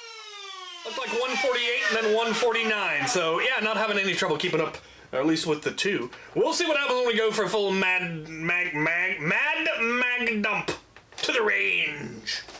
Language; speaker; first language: English; native; English